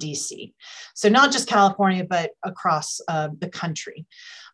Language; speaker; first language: English; native; English